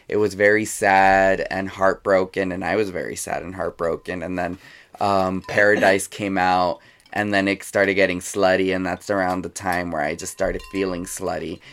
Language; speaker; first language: English; early bilingual, other home language; Spanish